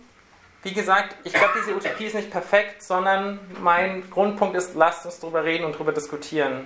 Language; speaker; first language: German; native; German